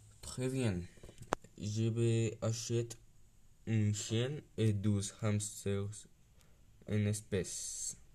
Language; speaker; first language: French; non-native, learner; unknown